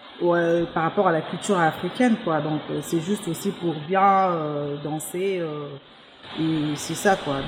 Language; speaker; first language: French; non-native, local second language; Luba-Lulua